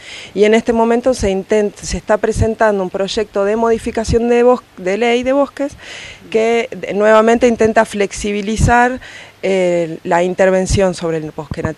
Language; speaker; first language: Spanish; native; Spanish